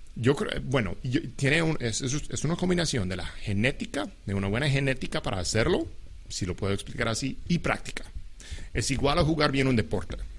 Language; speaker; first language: Spanish; non-native, fluent; English